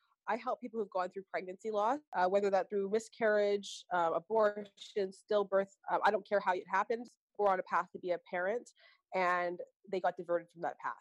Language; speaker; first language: English; native; English